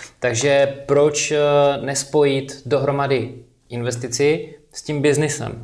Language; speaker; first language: Czech; native; Czech